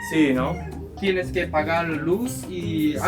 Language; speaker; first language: Spanish; non-native, learner; Japanese